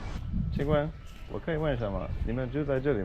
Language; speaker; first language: Chinese; non-native, fluent; English